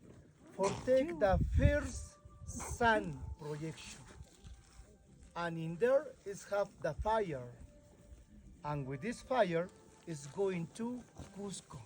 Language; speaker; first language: English; non-native, learner; Spanish